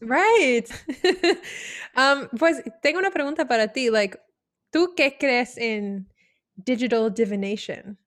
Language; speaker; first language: Spanish; early bilingual, heritage; Spanish